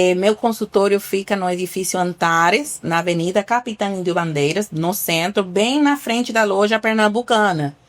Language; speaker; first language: Portuguese; non-native, fluent; Spanish